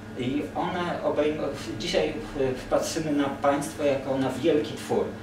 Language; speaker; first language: Polish; native; Polish